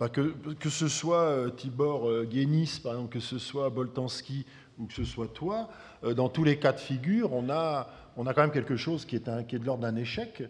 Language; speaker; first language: French; native; French